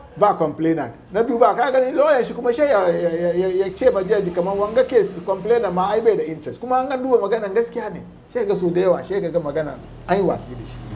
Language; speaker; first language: Hausa; non-native, local second language; Fula